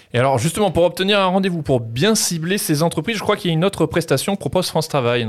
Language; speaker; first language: French; native; French